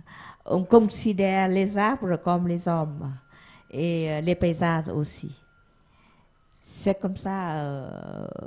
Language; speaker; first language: French; non-native, learner; Vietnamese